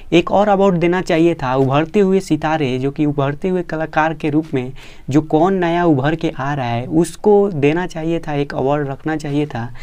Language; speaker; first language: Hindi; native; Hindi